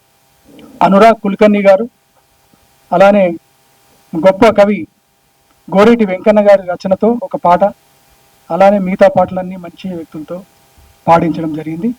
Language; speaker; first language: Telugu; native; Telugu